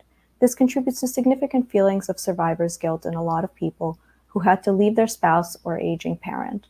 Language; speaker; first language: English; early bilingual, other home language; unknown